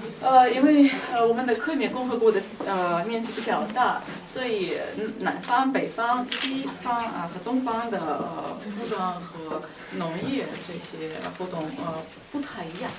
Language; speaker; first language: Chinese; non-native, fluent; Russian